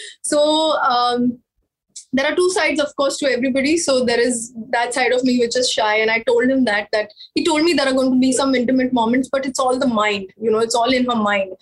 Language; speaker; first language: English; non-native, local second language; Marathi